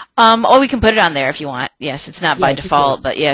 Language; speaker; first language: English; native; English